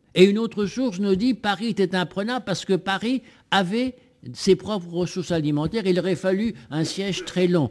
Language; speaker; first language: French; native; French